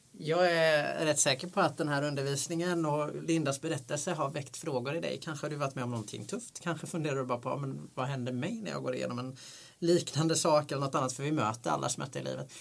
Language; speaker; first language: Swedish; native; Swedish